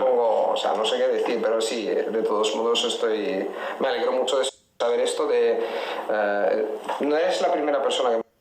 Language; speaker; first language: Spanish; non-native, fluent; Italian